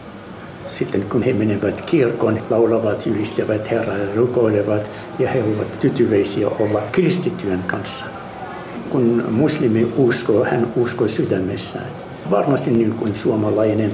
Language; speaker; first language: Finnish; non-native, learner; Arabic